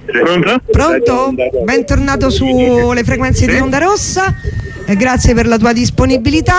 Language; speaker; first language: Italian; native; Italian